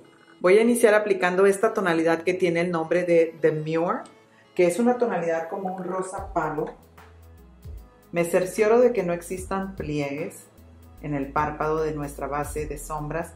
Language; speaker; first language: Spanish; native; Spanish